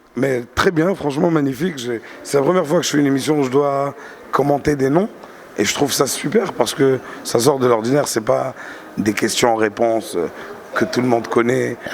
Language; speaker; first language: French; non-native, local second language; Arabic